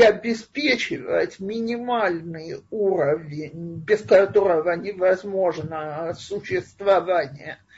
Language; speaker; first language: Russian; native; Russian